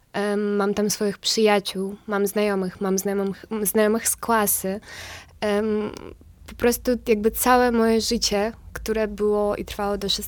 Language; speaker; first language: Polish; non-native, fluent; Ukrainian